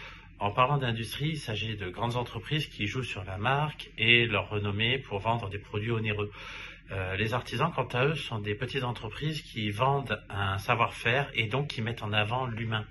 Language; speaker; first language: French; native; French